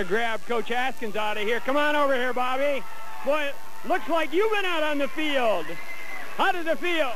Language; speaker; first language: English; native; English